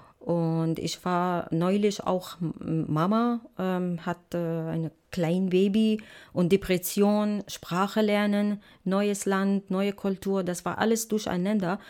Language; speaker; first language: German; non-native, fluent; Arabic